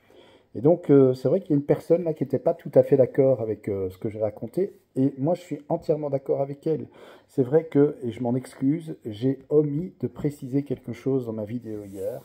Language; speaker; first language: French; native; French